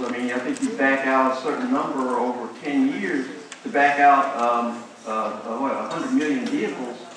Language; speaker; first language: English; native; English